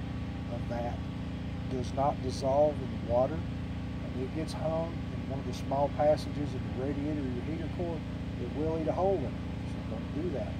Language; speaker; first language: English; native; English